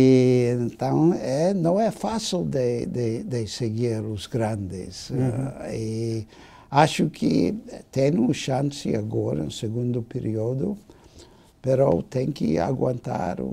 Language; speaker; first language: Portuguese; non-native, fluent; English